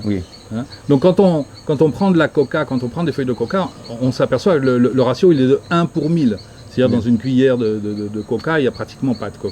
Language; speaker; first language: French; native; French